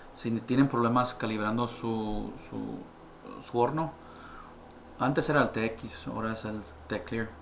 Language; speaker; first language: Spanish; early bilingual, heritage; Spanish